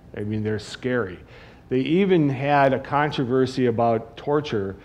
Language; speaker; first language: English; native; English